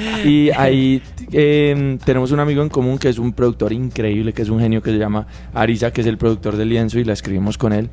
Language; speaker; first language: Spanish; native; Spanish